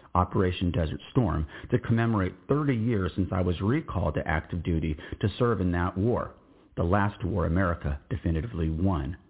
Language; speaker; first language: English; native; English